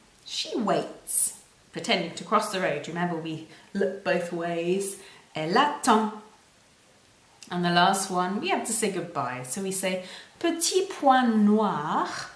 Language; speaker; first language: English; native; English